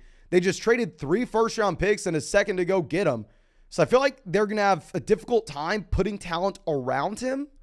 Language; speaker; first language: English; native; English